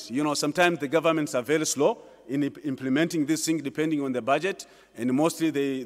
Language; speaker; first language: English; non-native, local second language; Swahili